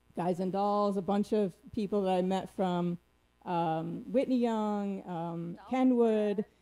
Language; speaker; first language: English; native; English